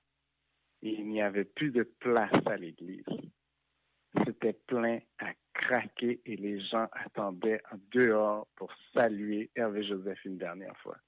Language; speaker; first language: French; non-native, local second language; Haitian Creole